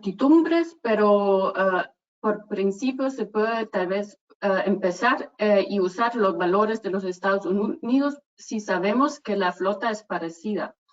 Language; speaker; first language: Spanish; non-native, fluent; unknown